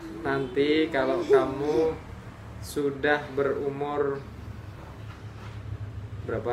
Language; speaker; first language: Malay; non-native, local second language; Javanese